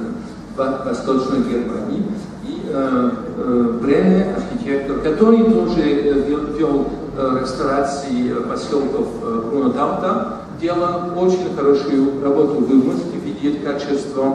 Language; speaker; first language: Russian; non-native, fluent; French